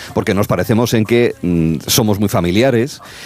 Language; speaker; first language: Spanish; native; Spanish